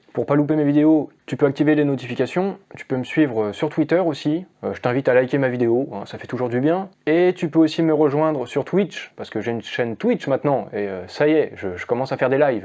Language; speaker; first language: French; native; French